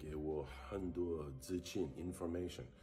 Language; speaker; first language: Chinese; non-native, learner; English